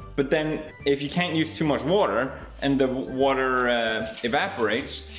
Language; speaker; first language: English; non-native, fluent; Swedish